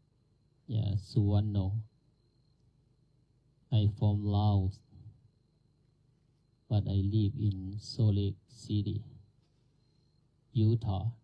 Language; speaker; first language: English; non-native, learner; Thai